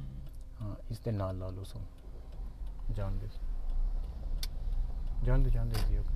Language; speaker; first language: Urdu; non-native, local second language; Punjabi